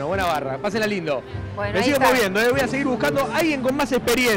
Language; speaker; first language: Spanish; native; Spanish